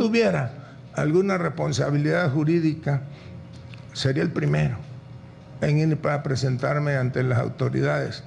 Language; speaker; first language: Spanish; native; Spanish